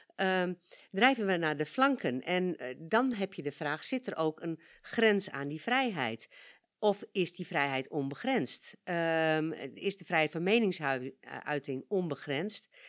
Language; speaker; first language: Dutch; native; Dutch